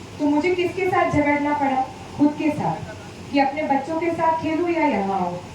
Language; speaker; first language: Hindi; non-native, local second language; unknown